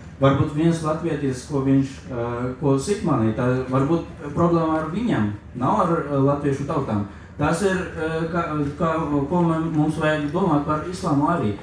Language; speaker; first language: Latvian; non-native, learner; Urdu